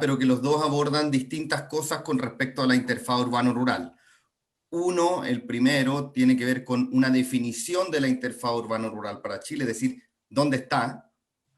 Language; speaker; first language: Spanish; native; Spanish